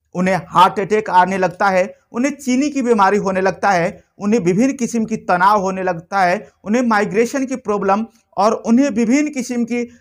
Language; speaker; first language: Hindi; non-native, local second language; Bhojpuri